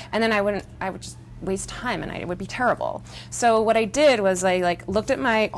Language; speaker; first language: English; native; English